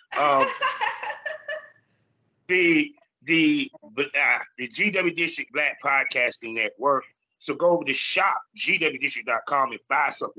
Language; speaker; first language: English; native; English